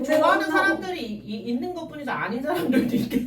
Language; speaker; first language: Korean; native; Korean